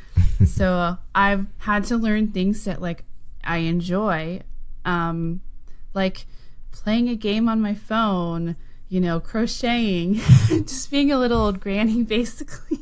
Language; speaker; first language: English; native; English